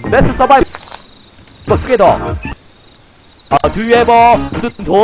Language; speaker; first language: English; non-native, learner; Korean